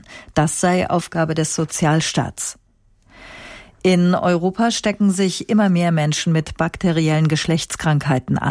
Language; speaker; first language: German; native; German